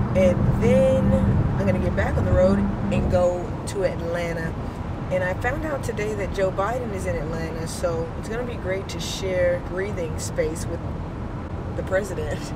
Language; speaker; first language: English; native; English